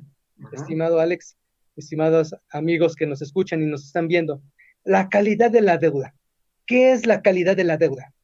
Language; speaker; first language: Spanish; native; Spanish